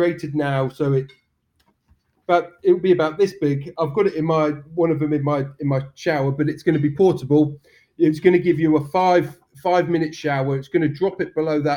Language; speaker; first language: English; native; English